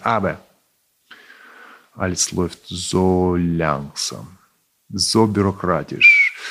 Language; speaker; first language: German; non-native, fluent; Russian